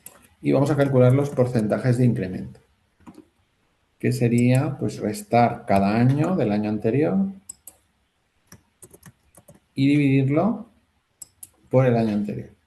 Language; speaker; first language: Spanish; native; Spanish